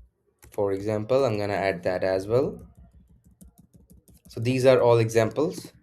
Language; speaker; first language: English; non-native, local second language; Urdu